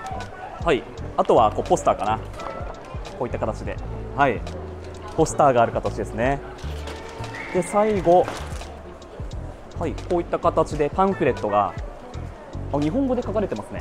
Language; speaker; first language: Japanese; native; Japanese